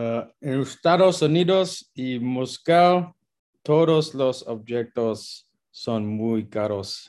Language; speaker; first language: Spanish; non-native, learner; English